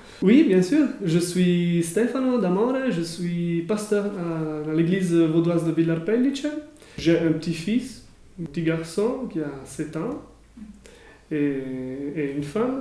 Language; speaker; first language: French; non-native, local second language; Italian